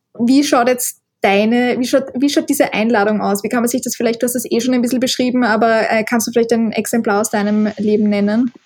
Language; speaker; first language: German; native; German